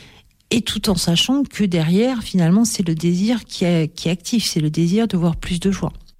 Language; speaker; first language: French; native; French